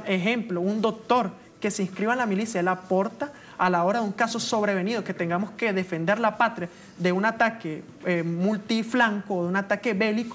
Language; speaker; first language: Spanish; native; Spanish